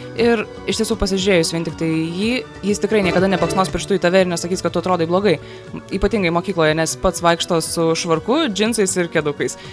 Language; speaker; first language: Lithuanian; native; Lithuanian